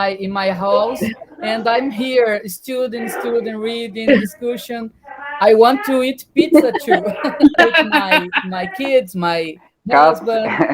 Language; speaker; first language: English; non-native, learner; Portuguese